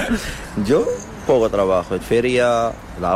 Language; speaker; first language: Spanish; non-native, learner; Arabic